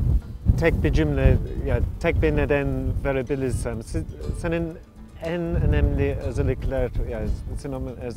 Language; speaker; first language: Turkish; non-native, learner; English